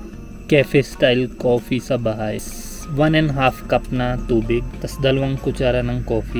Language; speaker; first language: Filipino; non-native, learner; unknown